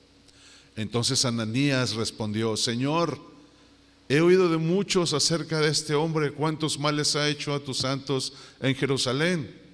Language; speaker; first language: Spanish; native; Spanish